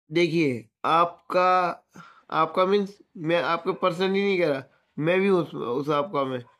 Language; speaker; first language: Hindi; native; Hindi